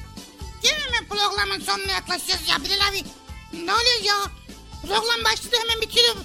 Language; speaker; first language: Turkish; native; Turkish